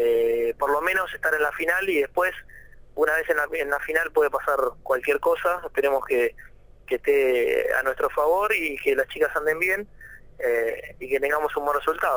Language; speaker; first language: Spanish; native; Spanish